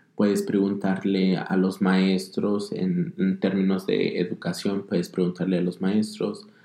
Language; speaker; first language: Spanish; early bilingual, heritage; Spanish